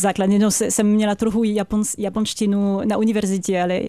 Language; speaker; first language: Czech; non-native, fluent; French